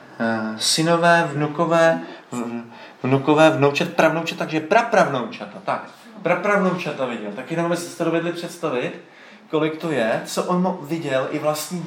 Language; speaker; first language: Czech; native; Czech